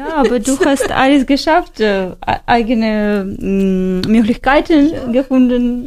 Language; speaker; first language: German; non-native, learner; Ukrainian